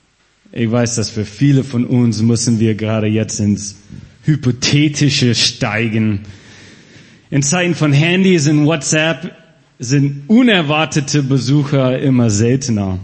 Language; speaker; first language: German; non-native, fluent; English